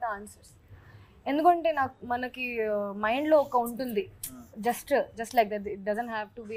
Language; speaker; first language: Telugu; non-native, learner; Hindi